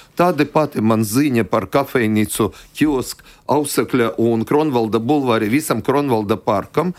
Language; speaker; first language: Latvian; non-native, local second language; Russian